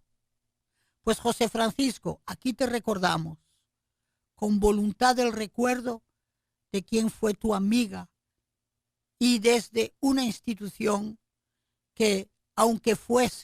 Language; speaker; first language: Spanish; native; Spanish